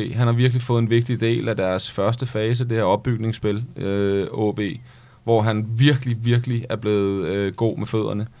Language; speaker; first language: Danish; native; Danish